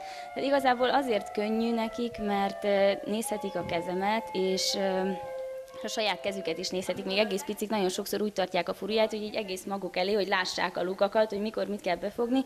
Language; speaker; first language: Hungarian; native; Hungarian